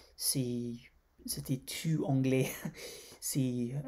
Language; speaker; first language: French; non-native, learner; English